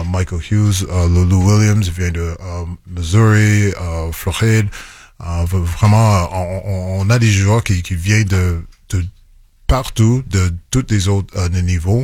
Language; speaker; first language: French; non-native, local second language; English